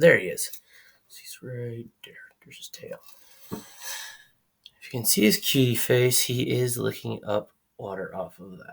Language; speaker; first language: English; native; English